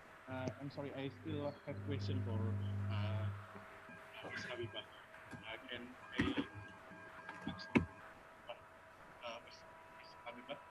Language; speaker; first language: English; non-native, learner; Indonesian